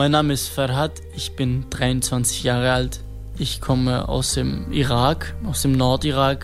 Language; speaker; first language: German; non-native, fluent; Kurdish